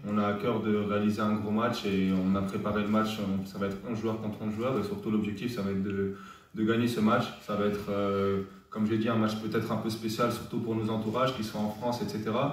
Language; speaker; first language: French; early bilingual, other home language; Arabic